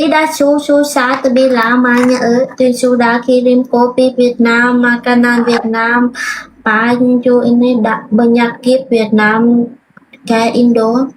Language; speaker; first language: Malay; non-native, learner; Vietnamese